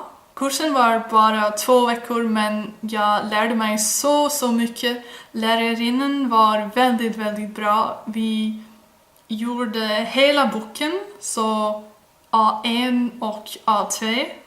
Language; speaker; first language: Swedish; non-native, learner; Dutch